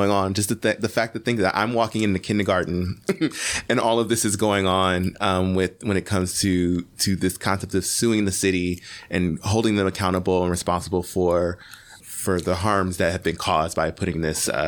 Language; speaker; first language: English; native; English